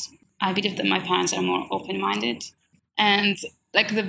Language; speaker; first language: English; non-native, fluent; Swahili